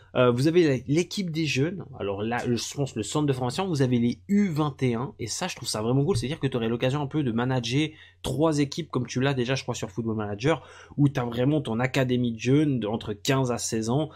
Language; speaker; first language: French; native; French